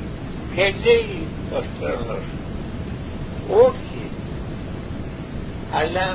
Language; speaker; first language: Greek; non-native, fluent; Russian